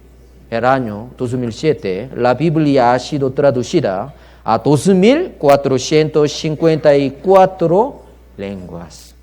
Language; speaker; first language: Spanish; non-native, learner; Korean